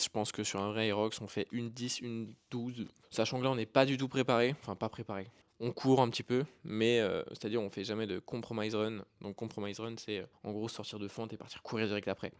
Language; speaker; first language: French; native; French